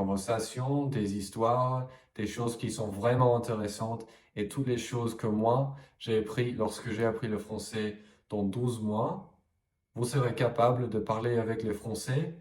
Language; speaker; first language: French; non-native, fluent; English